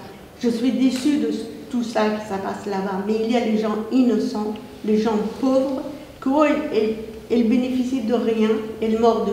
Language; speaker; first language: French; non-native, fluent; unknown